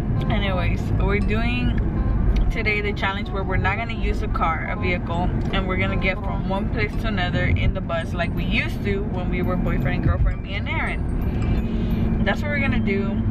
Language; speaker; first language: English; early bilingual, other home language; Spanish